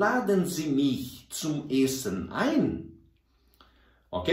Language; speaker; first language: German; non-native, fluent; Portuguese